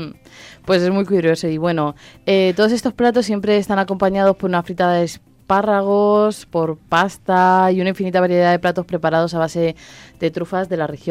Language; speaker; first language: Spanish; native; Spanish